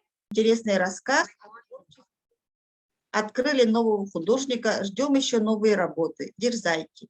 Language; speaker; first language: Russian; native; Russian